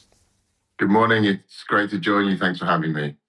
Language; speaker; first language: English; native; English